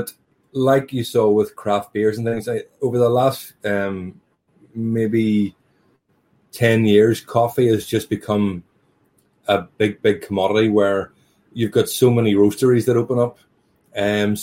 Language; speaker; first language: English; native; English